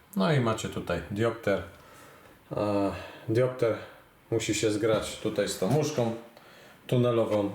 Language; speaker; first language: Polish; native; Polish